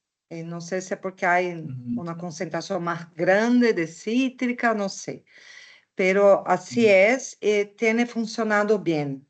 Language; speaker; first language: Spanish; non-native, learner; Portuguese